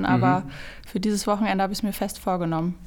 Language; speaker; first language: German; native; German